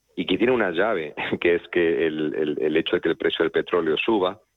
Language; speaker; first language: Spanish; native; Spanish